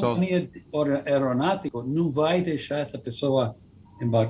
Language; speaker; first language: Portuguese; non-native, fluent; English